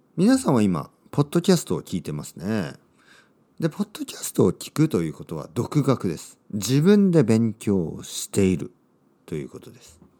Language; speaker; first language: Japanese; native; Japanese